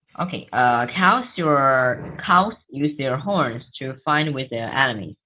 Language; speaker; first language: English; non-native, learner; Chinese